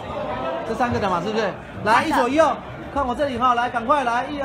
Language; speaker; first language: Chinese; native; Chinese